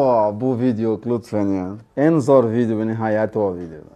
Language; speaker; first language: Turkish; non-native, learner; Portuguese